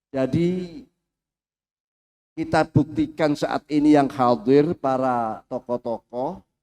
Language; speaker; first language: Indonesian; native; Indonesian